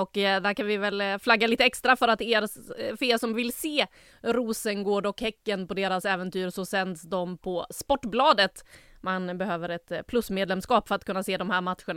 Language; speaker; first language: Swedish; native; Swedish